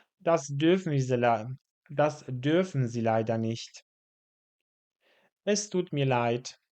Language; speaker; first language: German; non-native, fluent; Polish